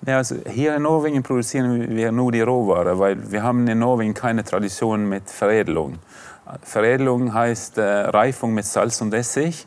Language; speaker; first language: German; non-native, fluent; Norwegian